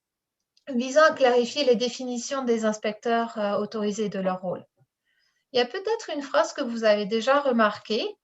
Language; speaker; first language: French; native; French